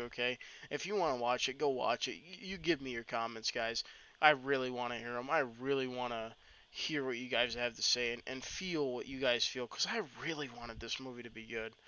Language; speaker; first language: English; native; English